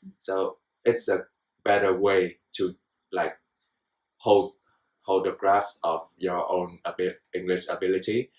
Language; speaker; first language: English; non-native, fluent; Vietnamese